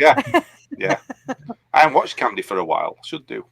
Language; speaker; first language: English; native; English